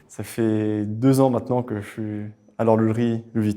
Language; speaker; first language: French; native; French